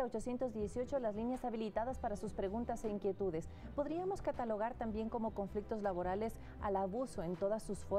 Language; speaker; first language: Spanish; native; Spanish